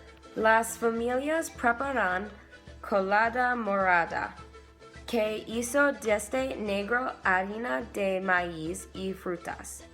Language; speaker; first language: Spanish; non-native, learner; English